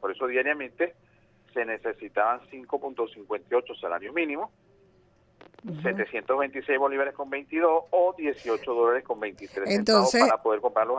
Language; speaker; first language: Spanish; native; Spanish